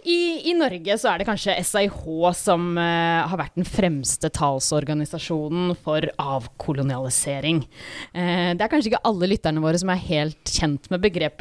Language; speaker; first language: Norwegian; native; Norwegian